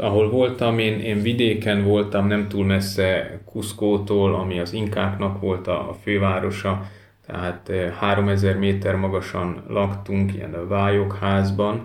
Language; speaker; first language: Hungarian; native; Hungarian